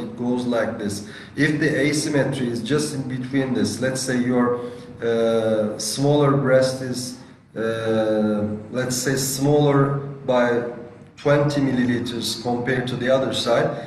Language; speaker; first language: English; non-native, fluent; Turkish